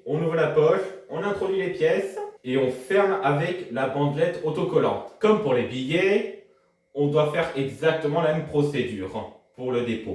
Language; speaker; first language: French; native; French